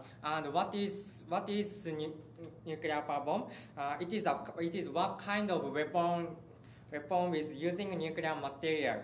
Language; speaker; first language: English; non-native, learner; Japanese